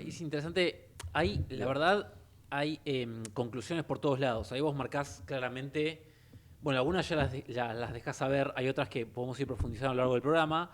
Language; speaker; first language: Spanish; native; Spanish